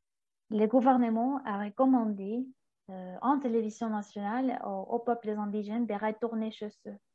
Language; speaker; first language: French; non-native, fluent; Spanish